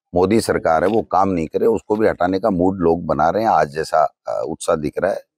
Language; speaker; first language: Hindi; native; Hindi